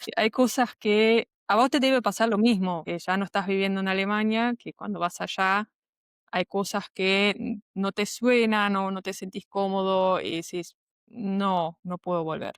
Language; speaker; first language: Spanish; non-native, fluent; German